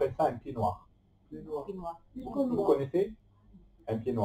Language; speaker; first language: French; native; French